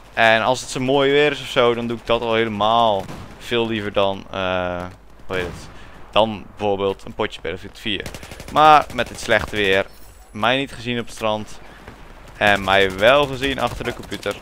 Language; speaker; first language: Dutch; native; Dutch